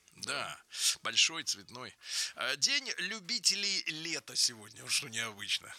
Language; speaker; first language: Russian; native; Russian